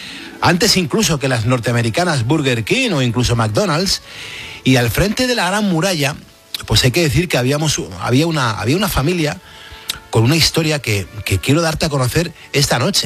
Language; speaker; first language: Spanish; native; Spanish